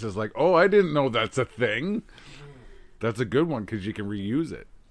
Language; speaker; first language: English; native; English